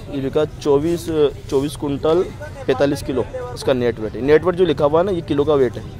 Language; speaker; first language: Hindi; native; Hindi